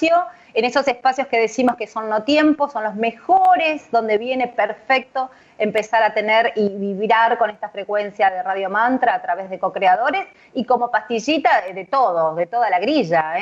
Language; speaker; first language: Spanish; native; Spanish